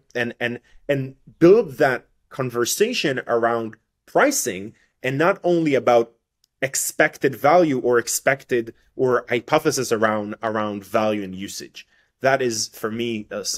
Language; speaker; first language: English; non-native, fluent; Hebrew